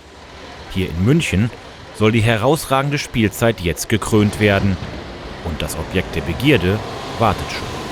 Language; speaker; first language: German; native; German